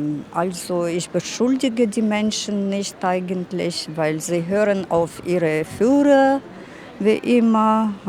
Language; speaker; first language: German; non-native, fluent; Russian